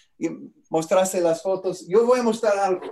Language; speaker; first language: Spanish; non-native, learner; English